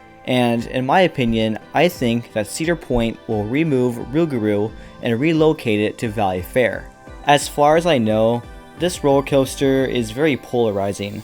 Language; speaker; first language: English; native; English